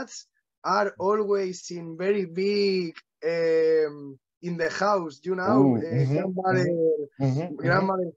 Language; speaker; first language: English; non-native, learner; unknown